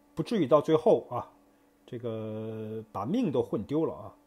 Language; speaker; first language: Chinese; native; Chinese